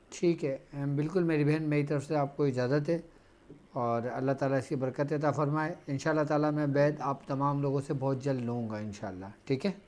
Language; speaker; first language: Urdu; native; Urdu